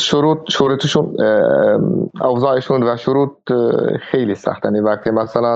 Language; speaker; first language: Persian; non-native, fluent; Arabic